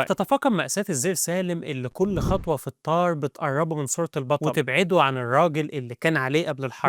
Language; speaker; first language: Arabic; native; Arabic